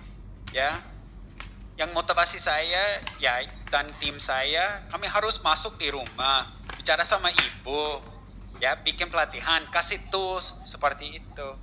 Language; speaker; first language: Indonesian; non-native, learner; English